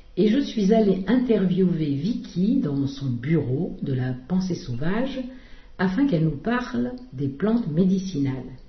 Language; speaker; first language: French; native; French